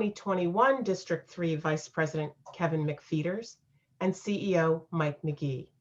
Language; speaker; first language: English; native; English